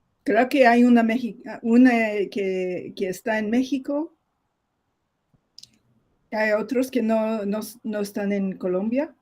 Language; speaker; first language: Spanish; non-native, fluent; English